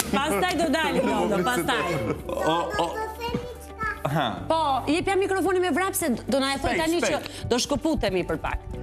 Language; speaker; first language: Albanian; native; Albanian